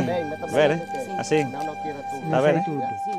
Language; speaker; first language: Portuguese; non-native, learner; Vietnamese